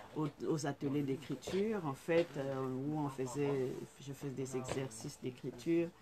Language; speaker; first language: French; non-native, fluent; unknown